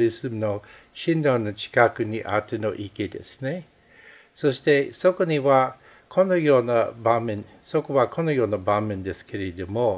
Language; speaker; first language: Japanese; non-native, fluent; English